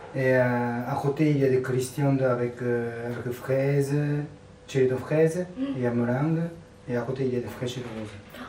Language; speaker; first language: French; non-native, learner; Japanese